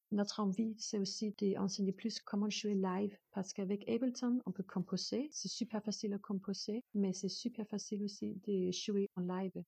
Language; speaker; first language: French; non-native, learner; Danish